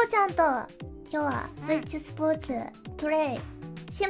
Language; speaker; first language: Japanese; native; Japanese